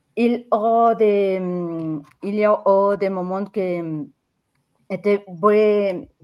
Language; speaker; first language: French; non-native, learner; Spanish